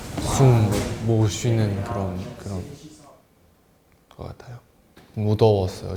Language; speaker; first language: Korean; non-native, learner; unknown